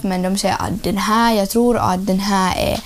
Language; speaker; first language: Swedish; non-native, learner; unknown